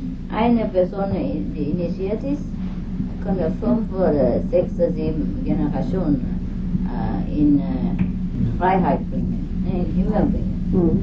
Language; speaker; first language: German; non-native, fluent; Vietnamese